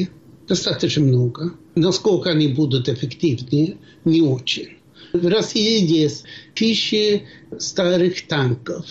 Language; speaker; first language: Russian; non-native, fluent; Swedish